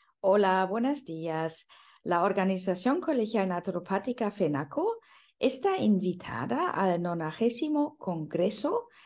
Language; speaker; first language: Spanish; non-native, fluent; German